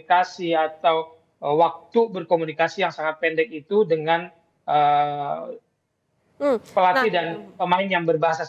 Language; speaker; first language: Indonesian; native; Indonesian